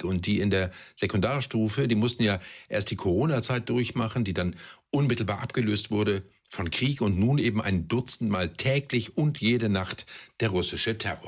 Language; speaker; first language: German; native; German